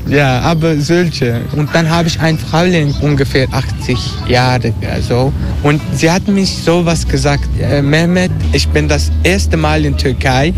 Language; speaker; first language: German; non-native, learner; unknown